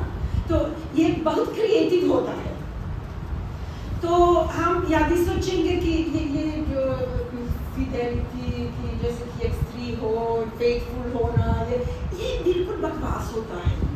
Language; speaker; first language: Hindi; non-native, fluent; Italian